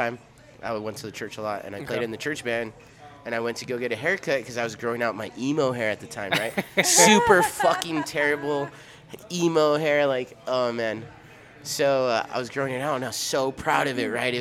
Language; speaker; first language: English; early bilingual, other home language; Spanish